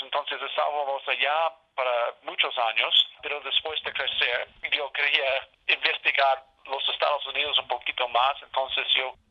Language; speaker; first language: Spanish; non-native, learner; English